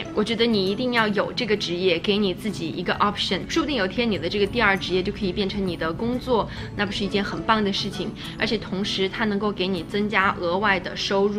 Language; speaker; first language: Chinese; native; Chinese